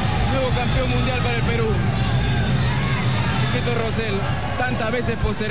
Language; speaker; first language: Spanish; native; Spanish